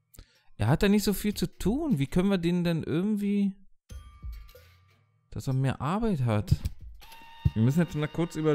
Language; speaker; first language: German; native; German